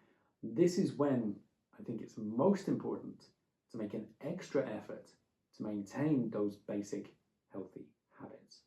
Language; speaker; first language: English; native; English